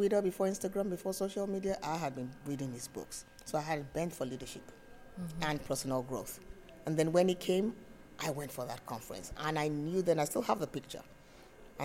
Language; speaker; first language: English; non-native, local second language; Yoruba